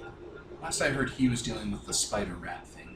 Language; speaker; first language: English; native; English